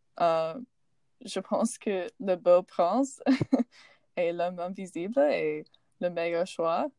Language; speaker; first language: French; non-native, learner; English